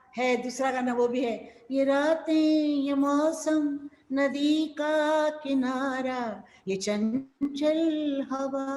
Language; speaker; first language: Hindi; non-native, local second language; Marathi